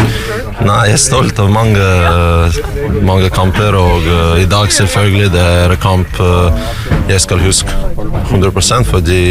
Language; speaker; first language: Norwegian; non-native, learner; Russian